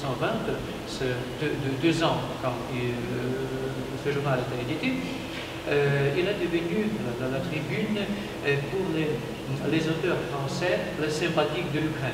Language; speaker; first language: French; non-native, learner; Ukrainian